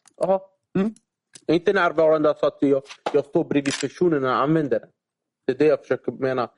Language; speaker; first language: Swedish; early bilingual, other home language; Arabic